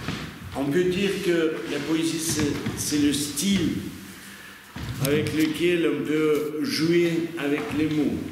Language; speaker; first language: French; non-native, learner; Russian